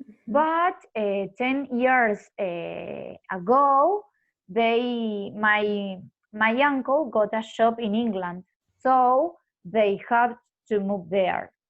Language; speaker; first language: English; non-native, fluent; Spanish